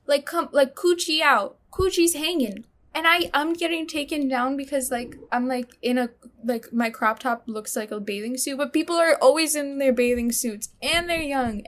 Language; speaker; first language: English; early bilingual, other home language; Russian